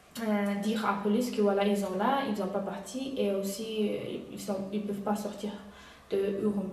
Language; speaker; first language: French; non-native, learner; Uyghur